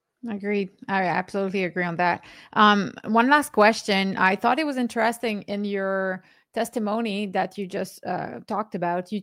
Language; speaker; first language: English; non-native, fluent; French